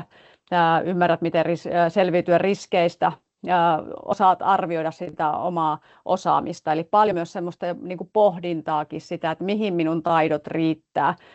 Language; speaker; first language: Finnish; native; Finnish